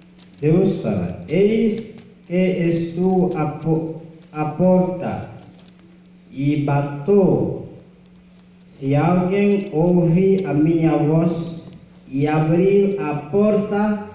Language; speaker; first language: Portuguese; non-native, learner; Haitian Creole